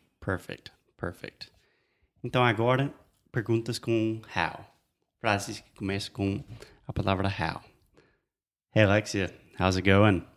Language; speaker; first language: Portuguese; non-native, fluent; English